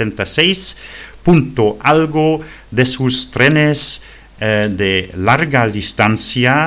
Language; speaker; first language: Spanish; non-native, fluent; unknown